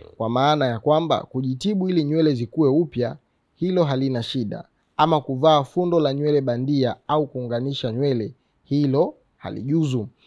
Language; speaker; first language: Swahili; native; Swahili